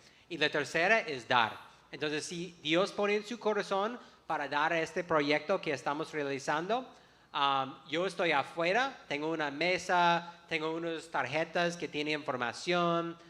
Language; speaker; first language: Spanish; non-native, fluent; English